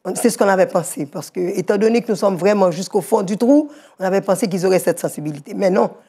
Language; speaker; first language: French; native; French